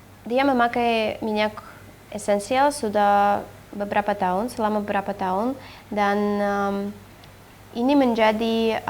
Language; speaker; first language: Indonesian; non-native, fluent; Russian